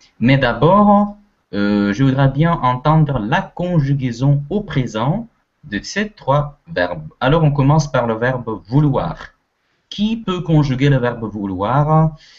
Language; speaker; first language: French; non-native, fluent; Russian